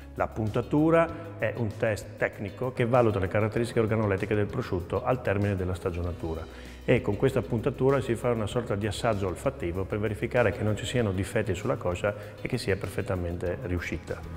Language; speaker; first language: Italian; native; Italian